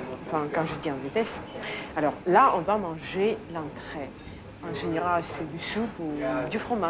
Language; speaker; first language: French; non-native, fluent; Russian